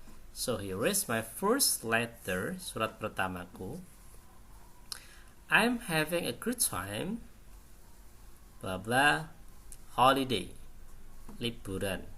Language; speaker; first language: English; non-native, fluent; Indonesian